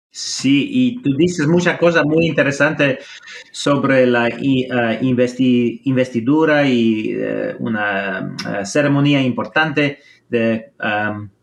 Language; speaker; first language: Spanish; non-native, fluent; English